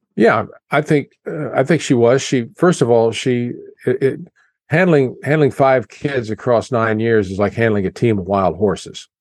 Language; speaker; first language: English; native; English